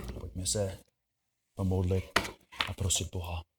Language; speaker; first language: Czech; non-native, fluent; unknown